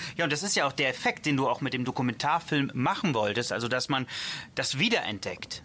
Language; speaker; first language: German; early bilingual, other home language; Italian